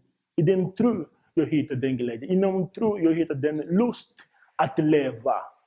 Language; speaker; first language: Swedish; non-native, fluent; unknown